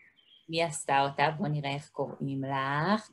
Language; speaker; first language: Hebrew; native; Hebrew